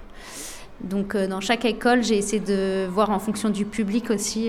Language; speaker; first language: French; native; French